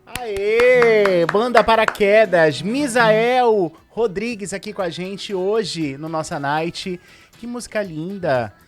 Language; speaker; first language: Portuguese; native; Portuguese